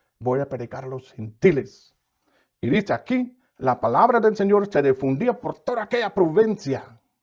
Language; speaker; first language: Spanish; non-native, fluent; English